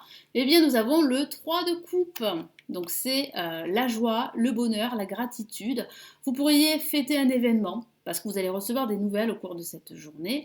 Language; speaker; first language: French; native; French